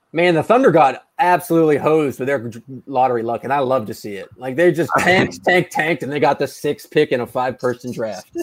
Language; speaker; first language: English; native; English